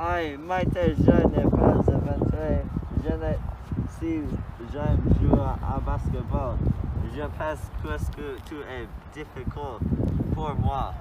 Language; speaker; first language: French; non-native, learner; English